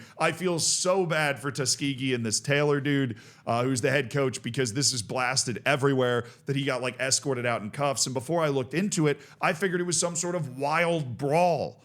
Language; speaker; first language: English; native; English